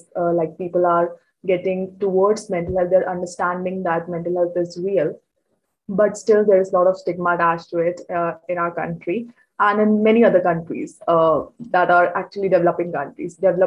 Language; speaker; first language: English; non-native, local second language; Hindi